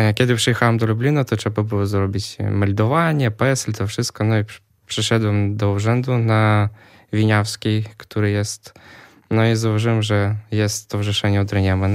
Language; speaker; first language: Polish; early bilingual, heritage; Polish